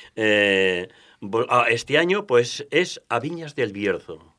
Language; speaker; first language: Spanish; non-native, local second language; Galician